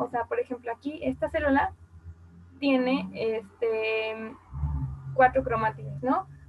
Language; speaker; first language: Spanish; native; Spanish